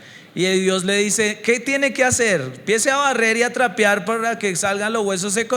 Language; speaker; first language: Spanish; native; Spanish